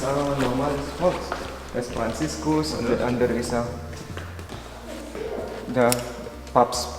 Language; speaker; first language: German; non-native, learner; Filipino